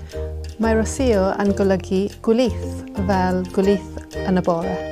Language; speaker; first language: Welsh; non-native, local second language; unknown